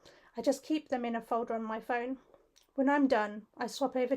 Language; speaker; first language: English; native; English